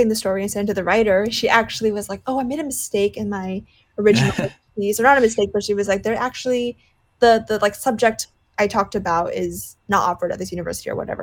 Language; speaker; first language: English; non-native, local second language; Cantonese